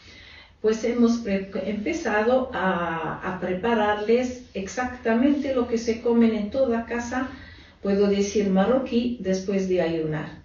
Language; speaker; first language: Spanish; non-native, fluent; Arabic